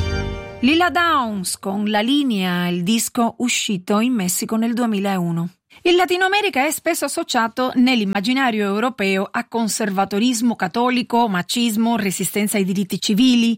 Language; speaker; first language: Italian; native; Italian